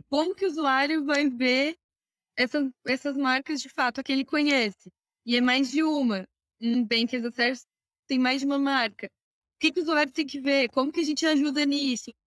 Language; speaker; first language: Portuguese; native; Portuguese